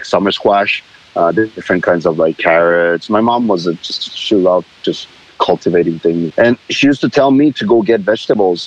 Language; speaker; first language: English; non-native, fluent; Spanish